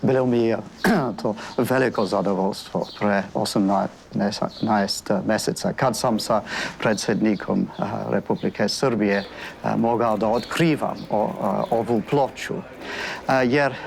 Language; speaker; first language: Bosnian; non-native, fluent; English